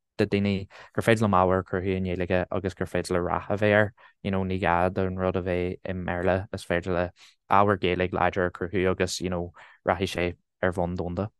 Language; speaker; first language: Irish; non-native, local second language; English